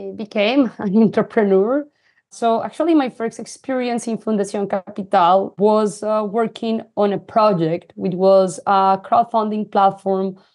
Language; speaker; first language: English; non-native, fluent; Spanish